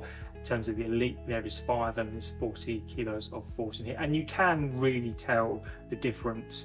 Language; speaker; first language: English; native; English